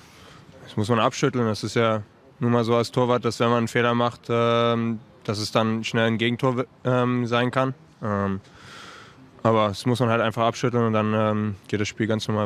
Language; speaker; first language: German; native; German